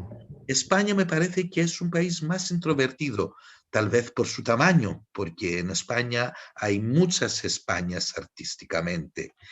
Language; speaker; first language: Spanish; non-native, fluent; Greek